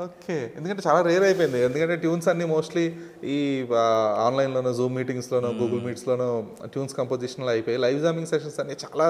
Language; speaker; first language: Telugu; native; Telugu